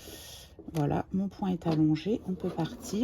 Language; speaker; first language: French; native; French